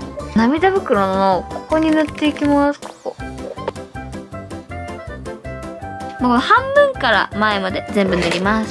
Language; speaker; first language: Japanese; native; Japanese